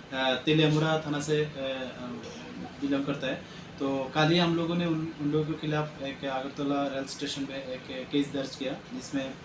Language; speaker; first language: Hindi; non-native, local second language; Bangla